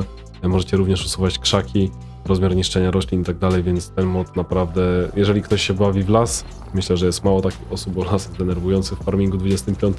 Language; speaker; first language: Polish; native; Polish